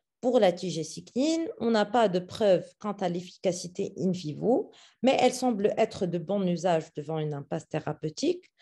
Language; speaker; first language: French; non-native, local second language; Arabic